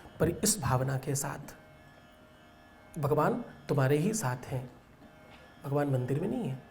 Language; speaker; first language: Hindi; native; Hindi